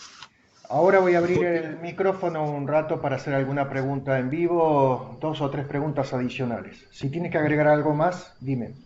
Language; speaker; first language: Spanish; native; Spanish